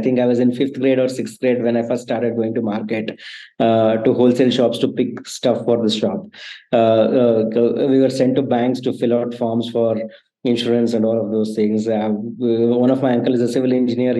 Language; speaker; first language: English; non-native, local second language; Kannada